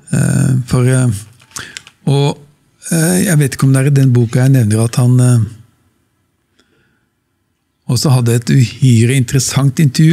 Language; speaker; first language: Norwegian; native; Norwegian